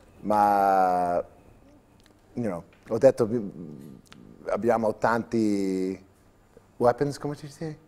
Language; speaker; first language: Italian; non-native, learner; English